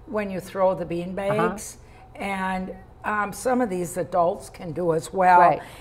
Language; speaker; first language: English; native; English